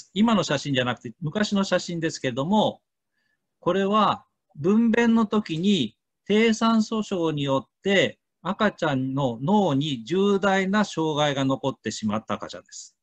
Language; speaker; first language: Japanese; native; Japanese